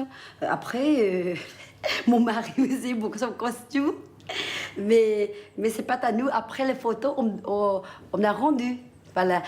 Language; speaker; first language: French; non-native, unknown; Vietnamese